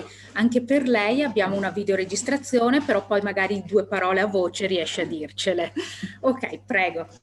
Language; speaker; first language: Italian; native; Italian